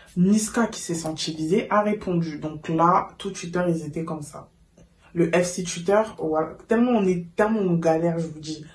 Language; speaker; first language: French; native; French